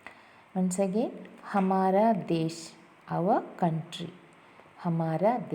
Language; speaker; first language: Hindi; non-native, local second language; Malayalam